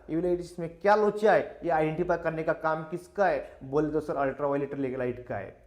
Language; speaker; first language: Hindi; non-native, local second language; Marathi